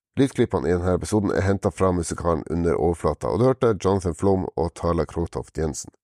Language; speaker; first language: Norwegian; native; Norwegian